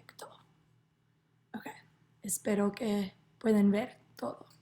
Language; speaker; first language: Spanish; non-native, learner; English